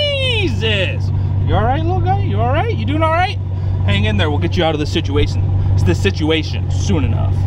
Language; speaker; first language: English; native; English